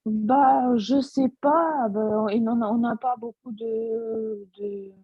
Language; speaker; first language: French; non-native, fluent; Russian